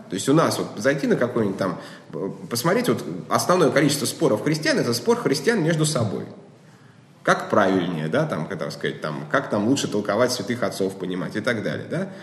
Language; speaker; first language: Russian; native; Russian